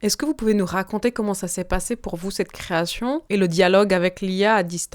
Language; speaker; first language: French; native; French